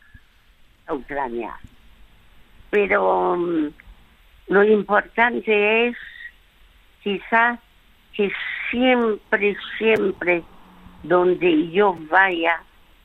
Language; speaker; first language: Spanish; non-native, fluent; French